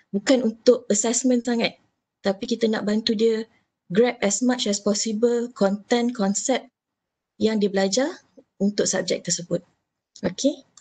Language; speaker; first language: Malay; native; Malay